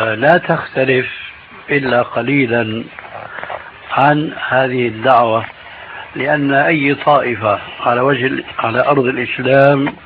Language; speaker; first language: Arabic; early bilingual, other home language; Albanian